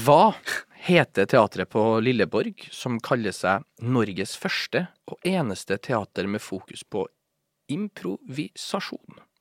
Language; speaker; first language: Norwegian; native; Norwegian